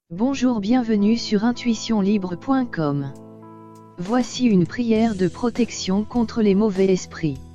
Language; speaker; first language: French; native; French